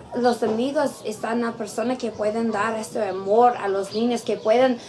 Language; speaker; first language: Spanish; non-native, learner; English